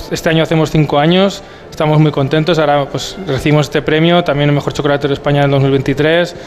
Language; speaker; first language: Spanish; native; Spanish